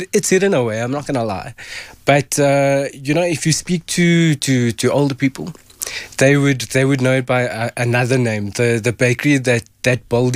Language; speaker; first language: English; native; English